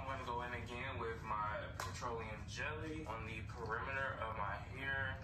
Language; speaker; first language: English; native; English